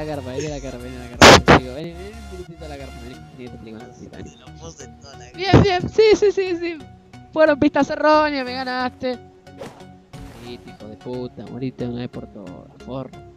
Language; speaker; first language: Spanish; native; Spanish